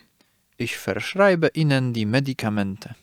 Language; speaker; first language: German; non-native, learner; Polish